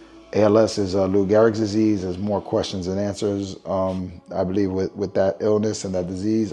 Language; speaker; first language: English; native; English